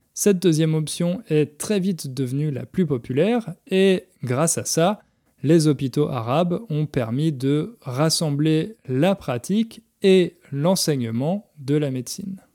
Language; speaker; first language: French; native; French